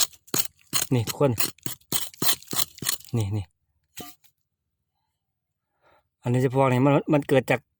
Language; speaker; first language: Thai; non-native, local second language; Lao